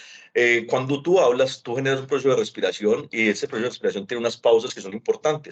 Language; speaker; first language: Spanish; native; Spanish